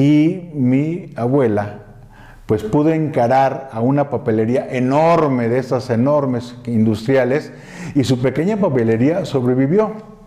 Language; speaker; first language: Spanish; native; Spanish